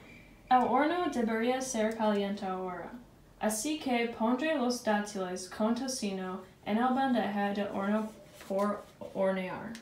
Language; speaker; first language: Spanish; non-native, learner; English